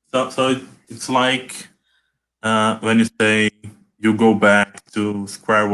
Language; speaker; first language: English; non-native, learner; Portuguese